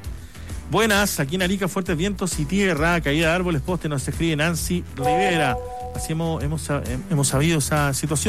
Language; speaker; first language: Spanish; native; Spanish